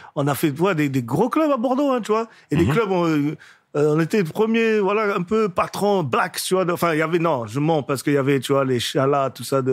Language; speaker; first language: French; native; French